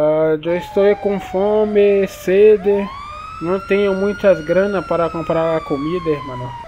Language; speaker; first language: Spanish; non-native, learner; Portuguese